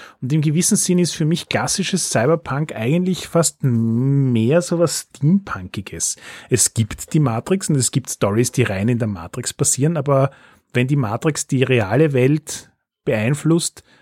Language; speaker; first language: German; native; German